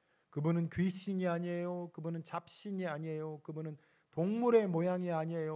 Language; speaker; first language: Korean; native; Korean